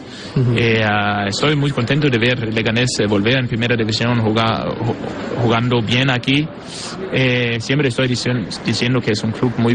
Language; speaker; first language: Spanish; non-native, fluent; Portuguese